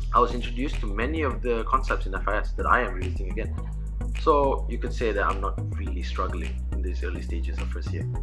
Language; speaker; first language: English; non-native, local second language; Malay